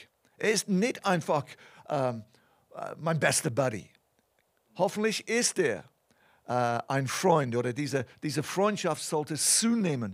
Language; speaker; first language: German; non-native, fluent; English